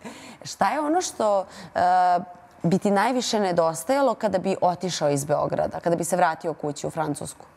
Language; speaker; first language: Bosnian; native; Bosnian